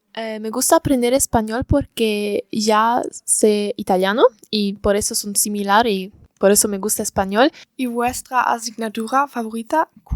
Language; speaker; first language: Spanish; non-native, learner; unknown